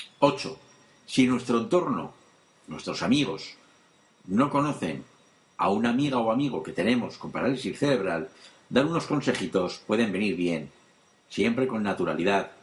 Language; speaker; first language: Spanish; native; Spanish